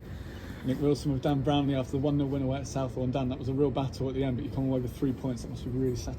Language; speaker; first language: English; native; English